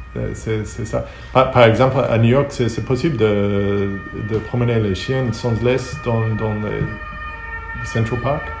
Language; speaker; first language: French; non-native, learner; Hebrew